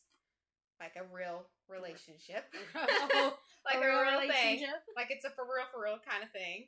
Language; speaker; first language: English; native; English